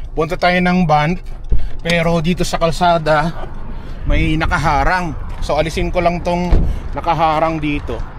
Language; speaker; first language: Filipino; native; Filipino